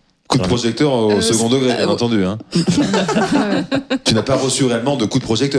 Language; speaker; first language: French; native; French